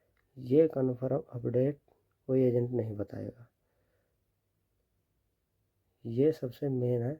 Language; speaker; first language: Hindi; native; Hindi